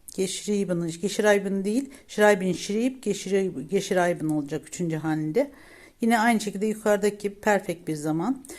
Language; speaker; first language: Turkish; native; Turkish